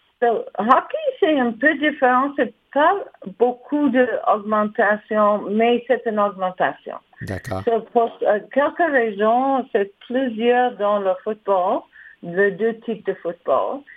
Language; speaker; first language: French; non-native, learner; English